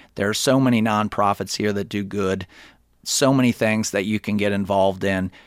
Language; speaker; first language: English; native; English